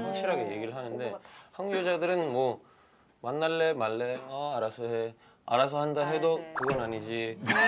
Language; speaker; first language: Korean; non-native, fluent; Turkish